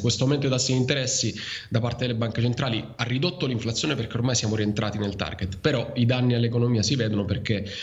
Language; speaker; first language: Italian; native; Italian